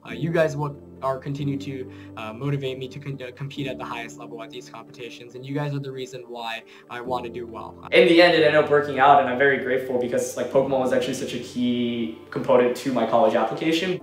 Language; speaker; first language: English; native; English